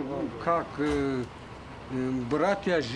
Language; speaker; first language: Russian; non-native, local second language; Kyrgyz